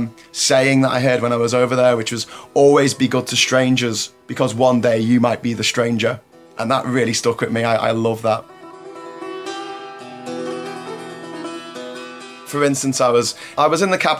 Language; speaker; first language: English; native; English